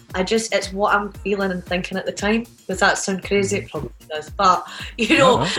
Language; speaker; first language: English; native; English